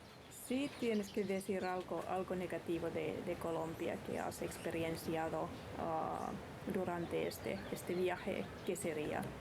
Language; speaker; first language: Spanish; non-native, learner; Finnish